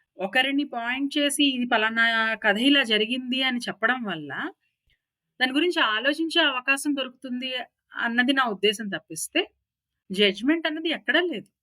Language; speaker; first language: Telugu; native; Telugu